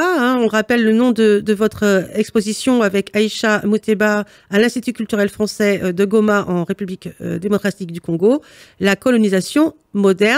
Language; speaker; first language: French; native; French